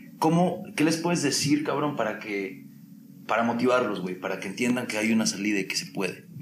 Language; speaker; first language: Spanish; early bilingual, heritage; Spanish